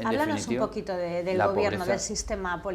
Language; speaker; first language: Spanish; native; Spanish